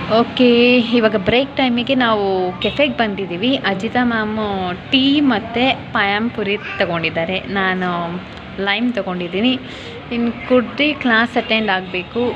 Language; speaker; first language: Kannada; non-native, local second language; Malayalam